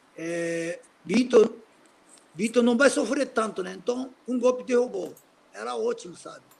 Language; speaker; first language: Portuguese; non-native, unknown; Japanese